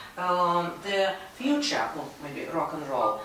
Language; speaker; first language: English; non-native, fluent; Russian